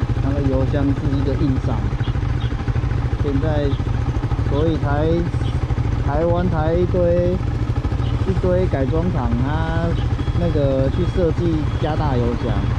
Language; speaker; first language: Chinese; native; Chinese